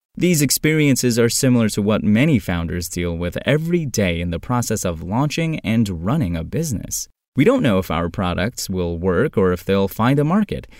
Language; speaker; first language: English; non-native, fluent; Turkish